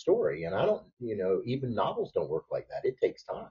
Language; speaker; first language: English; native; English